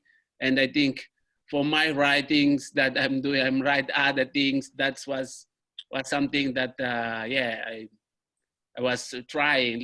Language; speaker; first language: English; non-native, learner; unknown